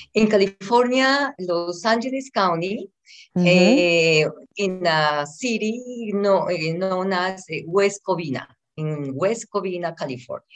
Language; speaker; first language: English; non-native, fluent; Spanish